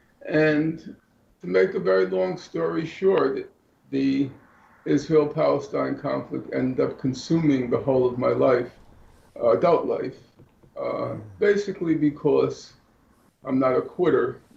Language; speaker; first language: English; native; English